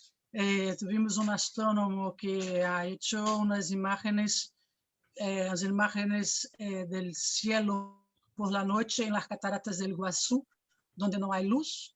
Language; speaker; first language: Spanish; non-native, fluent; Portuguese